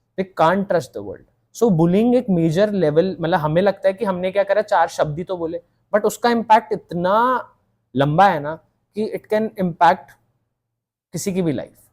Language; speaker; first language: Hindi; native; Hindi